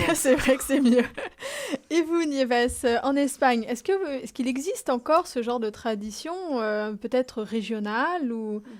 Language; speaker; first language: French; native; French